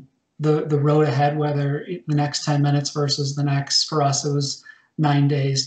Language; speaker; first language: English; native; English